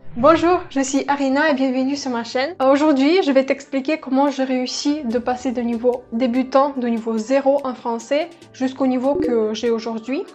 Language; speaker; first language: French; non-native, fluent; Russian